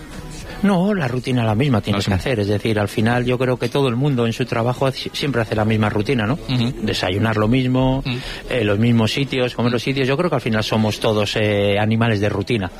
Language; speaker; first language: Spanish; native; Spanish